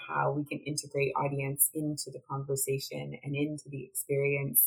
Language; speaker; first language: English; native; English